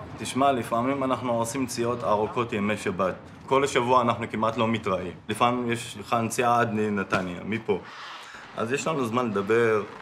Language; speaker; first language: Hebrew; non-native, local second language; Adyghe